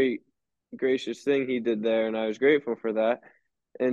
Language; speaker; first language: English; native; English